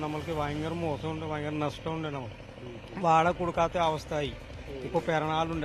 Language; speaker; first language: Malayalam; non-native, local second language; Hindi